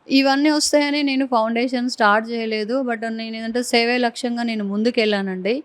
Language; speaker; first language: Telugu; native; Telugu